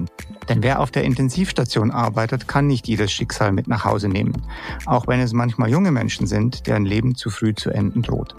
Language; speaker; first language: German; native; German